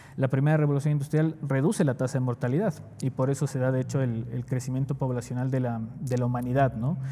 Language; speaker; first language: Spanish; native; Spanish